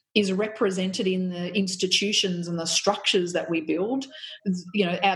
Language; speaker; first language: English; native; English